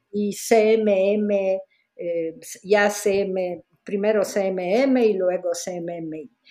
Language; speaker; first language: Spanish; non-native, fluent; Polish